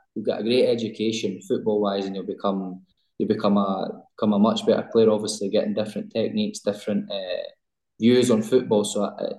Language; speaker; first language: English; native; English